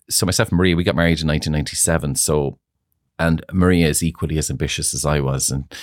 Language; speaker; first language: English; native; English